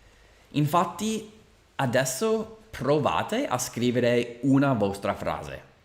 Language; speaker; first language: Italian; non-native, fluent; English